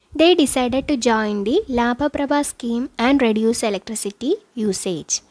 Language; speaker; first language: English; non-native, local second language; Malayalam